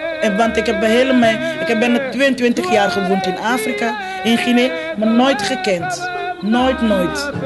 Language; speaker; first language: Dutch; non-native, fluent; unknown